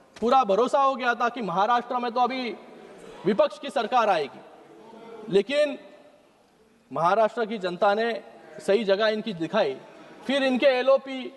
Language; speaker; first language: Hindi; non-native, local second language; Marathi